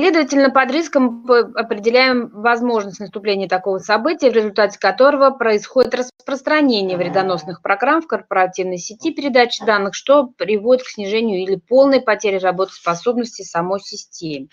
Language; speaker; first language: Russian; native; Russian